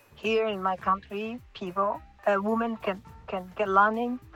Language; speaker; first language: English; non-native, local second language; Swahili